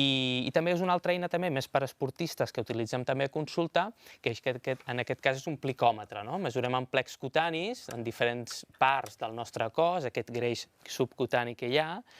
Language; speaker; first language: Catalan; native; Catalan